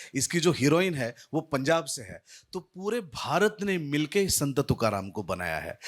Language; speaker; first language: Hindi; non-native, local second language; Marathi